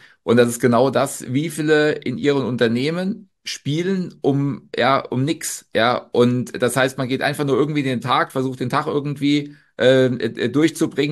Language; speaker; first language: German; native; German